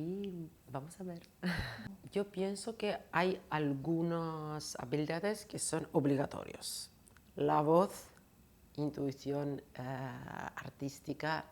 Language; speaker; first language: Spanish; non-native, fluent; Georgian